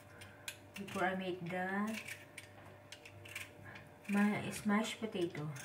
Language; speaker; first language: English; non-native, local second language; Filipino